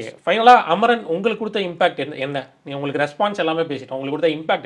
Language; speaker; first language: Tamil; native; Tamil